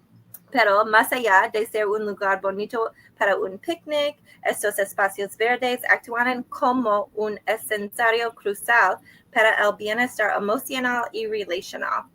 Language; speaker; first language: Spanish; non-native, learner; English